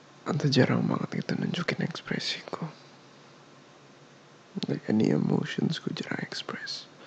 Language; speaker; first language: Indonesian; native; Indonesian